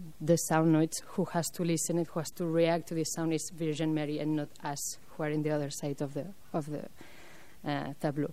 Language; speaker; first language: English; non-native, fluent; French